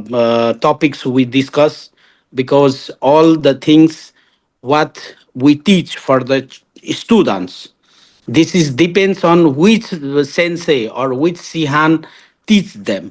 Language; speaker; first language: English; non-native, learner; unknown